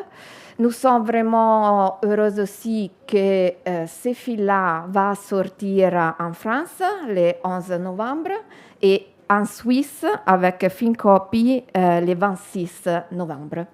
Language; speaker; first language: French; non-native, learner; Italian